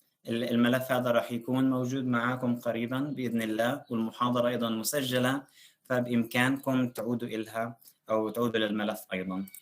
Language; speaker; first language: Arabic; native; Arabic